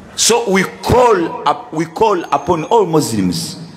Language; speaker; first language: English; non-native, local second language; Ganda